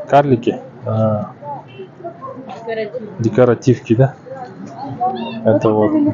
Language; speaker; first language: Russian; non-native, local second language; Kyrgyz